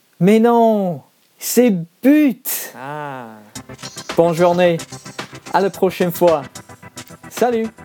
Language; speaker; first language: French; non-native, learner; English